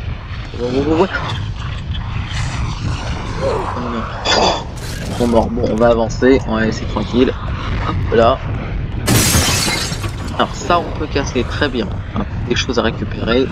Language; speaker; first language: French; native; French